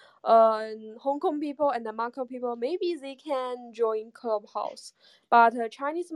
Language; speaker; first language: English; non-native, learner; Chinese